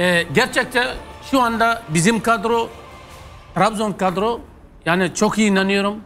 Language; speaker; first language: Turkish; non-native, learner; French